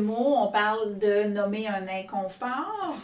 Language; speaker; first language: French; native; French